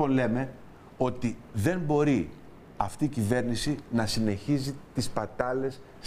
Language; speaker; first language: Greek; native; Greek